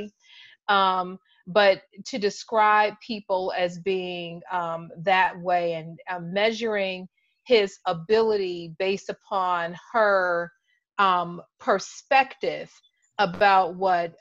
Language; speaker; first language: English; native; English